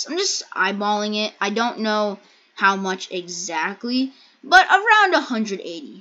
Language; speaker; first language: English; native; English